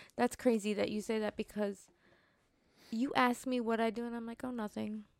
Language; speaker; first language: English; early bilingual, other home language; Spanish